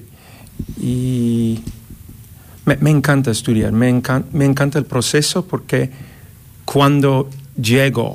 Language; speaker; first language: Spanish; non-native, fluent; English